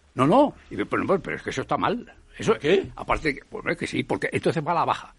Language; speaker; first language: Spanish; native; Spanish